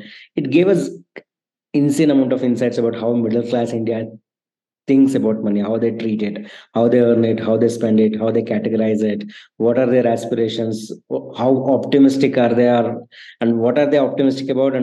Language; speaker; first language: English; non-native, local second language; Kannada